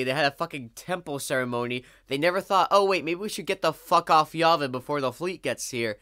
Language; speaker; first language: English; native; English